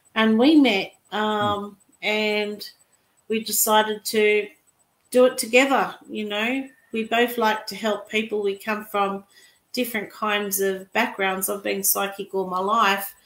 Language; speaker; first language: English; native; English